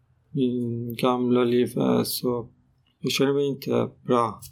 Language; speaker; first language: Swedish; non-native, learner; Persian